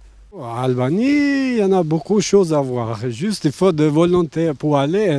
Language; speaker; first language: French; non-native, learner; Albanian